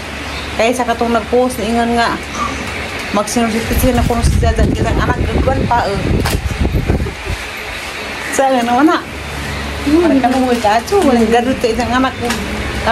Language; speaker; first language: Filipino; non-native, local second language; Cebuano